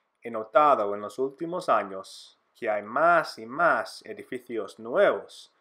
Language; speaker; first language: Spanish; non-native, fluent; English